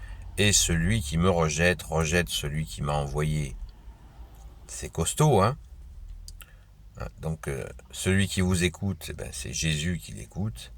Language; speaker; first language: French; native; French